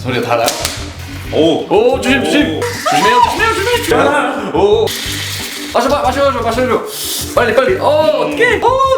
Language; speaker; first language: Korean; non-native, fluent; English